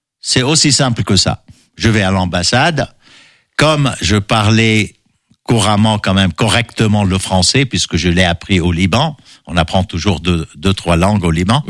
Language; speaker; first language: French; non-native, local second language; Arabic